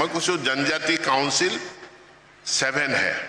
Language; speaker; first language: Hindi; non-native, local second language; Assamese